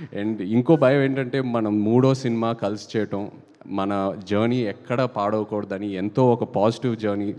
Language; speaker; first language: Telugu; native; Telugu